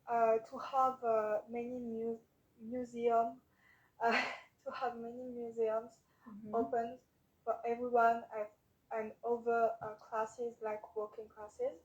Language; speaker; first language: English; non-native, learner; French